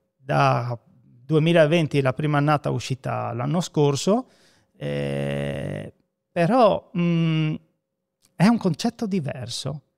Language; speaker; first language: Italian; native; Italian